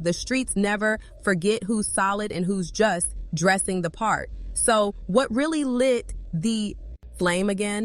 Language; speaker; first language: English; native; English